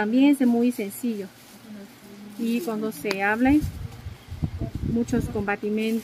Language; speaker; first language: Spanish; non-native, learner; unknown